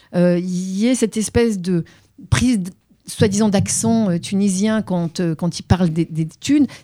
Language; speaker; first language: French; native; French